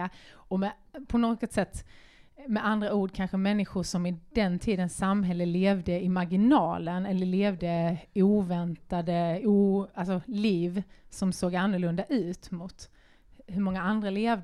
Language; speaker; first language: Swedish; native; Swedish